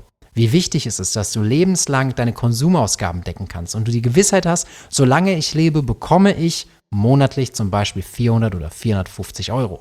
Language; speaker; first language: German; native; German